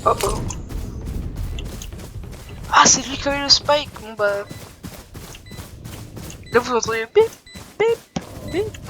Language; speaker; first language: French; native; French